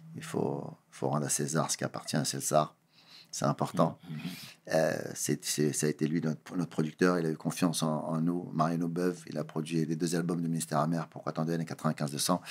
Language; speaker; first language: French; early bilingual, other home language; Kabuverdianu